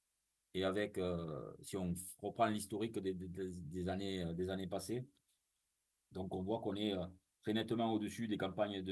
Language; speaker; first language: French; native; French